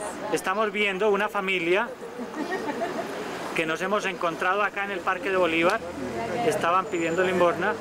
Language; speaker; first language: Spanish; native; Spanish